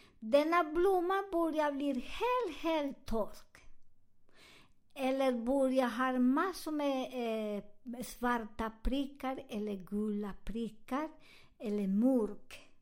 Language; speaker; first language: Swedish; non-native, learner; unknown